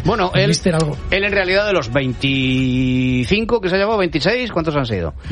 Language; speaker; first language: Spanish; native; Spanish